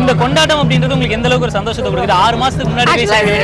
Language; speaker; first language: Tamil; native; Tamil